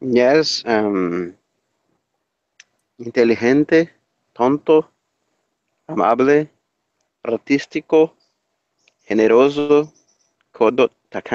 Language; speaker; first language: Spanish; non-native, learner; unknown